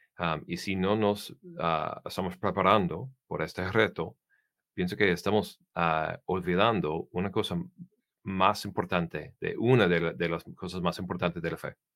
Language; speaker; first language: Spanish; non-native, fluent; English